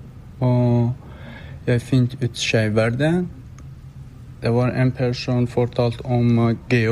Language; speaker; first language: Norwegian; non-native, learner; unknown